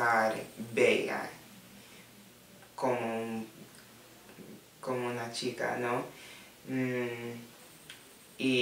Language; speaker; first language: Spanish; non-native, learner; English